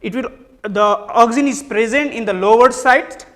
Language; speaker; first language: English; non-native, local second language; Nepali